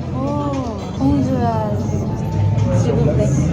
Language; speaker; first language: French; non-native, learner; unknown